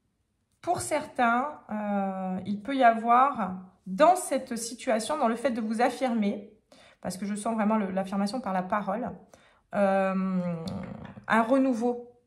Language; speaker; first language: French; native; French